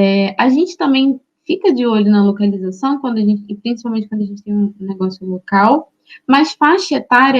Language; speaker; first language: Portuguese; native; Portuguese